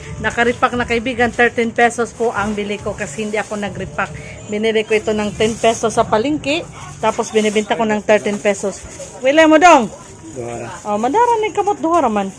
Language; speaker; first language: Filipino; non-native, local second language; Cebuano